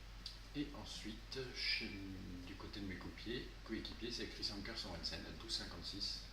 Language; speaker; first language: French; native; French